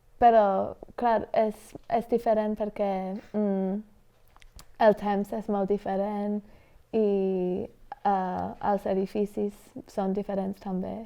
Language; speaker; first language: Catalan; non-native, fluent; English